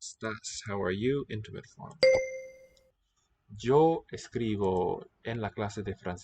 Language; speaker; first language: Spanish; non-native, learner; English